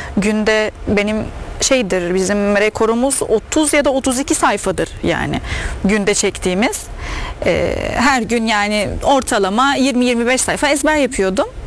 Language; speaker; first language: Turkish; non-native, fluent; Arabic